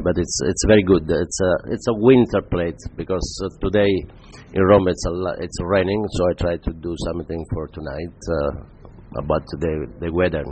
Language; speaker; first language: English; non-native, fluent; Italian